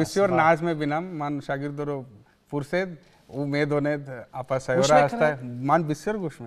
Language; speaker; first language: Persian; non-native, learner; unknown